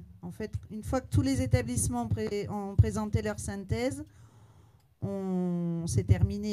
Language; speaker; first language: French; native; French